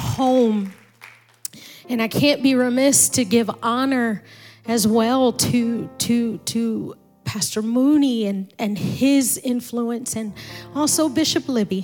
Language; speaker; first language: English; native; English